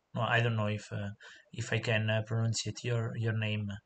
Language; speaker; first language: English; non-native, learner; Italian